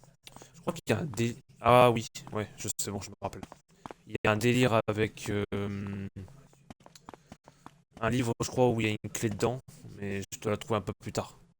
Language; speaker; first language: French; native; French